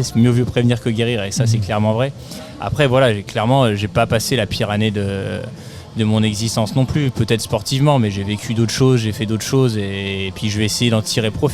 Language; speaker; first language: French; native; French